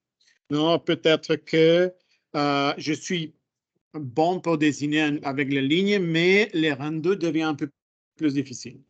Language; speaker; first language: French; non-native, fluent; Spanish